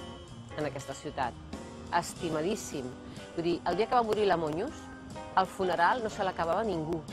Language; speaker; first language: Catalan; native; Catalan